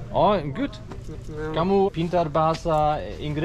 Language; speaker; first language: Indonesian; non-native, learner; German